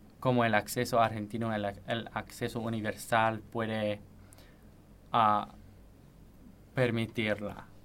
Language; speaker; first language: Spanish; non-native, fluent; English